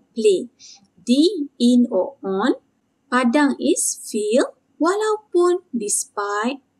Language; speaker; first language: English; non-native, local second language; Malay